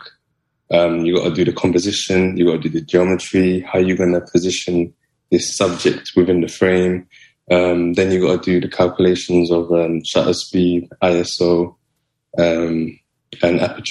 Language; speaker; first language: English; native; English